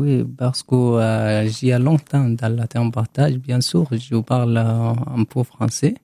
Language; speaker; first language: French; non-native, learner; Arabic